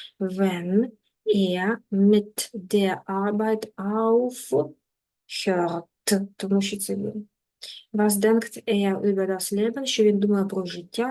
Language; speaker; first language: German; non-native, fluent; Ukrainian